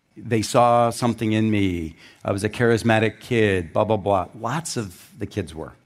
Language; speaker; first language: English; native; English